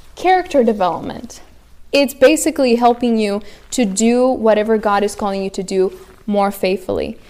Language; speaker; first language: English; early bilingual, other home language; Spanish